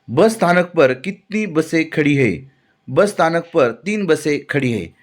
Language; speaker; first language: Hindi; non-native, local second language; Marathi